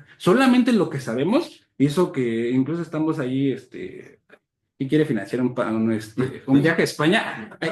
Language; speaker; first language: Spanish; native; Spanish